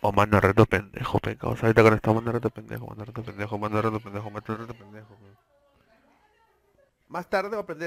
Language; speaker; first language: Spanish; native; Spanish